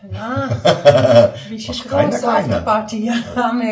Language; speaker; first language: German; non-native, learner; Dutch